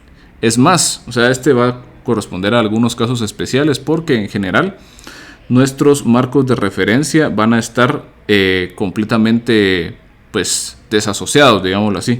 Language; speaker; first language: Spanish; native; Spanish